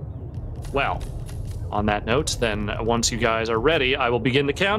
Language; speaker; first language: English; native; English